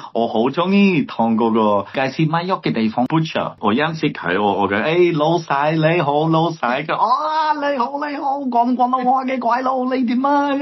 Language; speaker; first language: Cantonese; non-native, learner; English